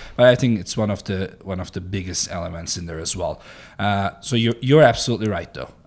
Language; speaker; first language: English; non-native, fluent; Turkish